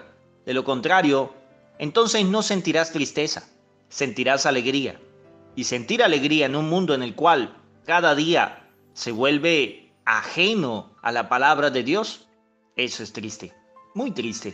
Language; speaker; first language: Spanish; native; Spanish